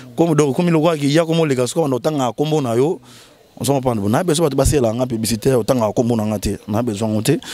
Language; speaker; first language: Lingala; native; Lingala